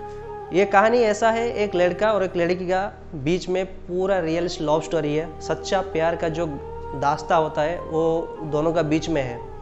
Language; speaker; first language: Hindi; non-native, local second language; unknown